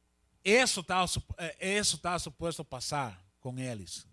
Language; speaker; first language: Portuguese; non-native, learner; Spanish